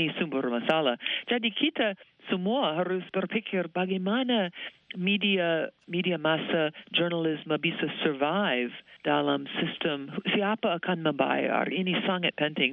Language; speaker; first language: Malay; non-native, fluent; English